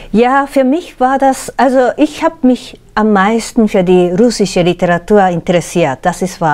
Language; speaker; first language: German; non-native, fluent; Japanese